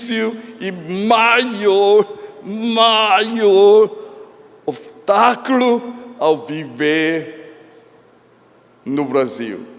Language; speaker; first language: Portuguese; non-native, fluent; Korean